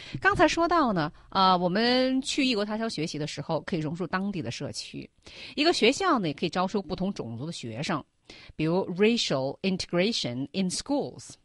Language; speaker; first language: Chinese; native; Chinese